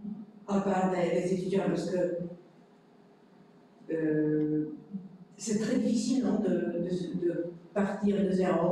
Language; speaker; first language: French; non-native, learner; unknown